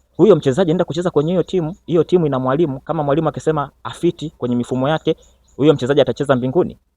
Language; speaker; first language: Swahili; native; Swahili